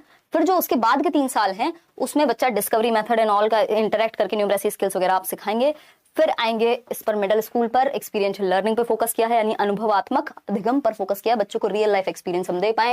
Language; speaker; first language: Hindi; native; Hindi